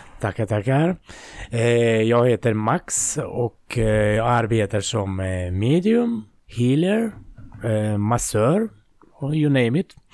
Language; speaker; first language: Swedish; non-native, fluent; Russian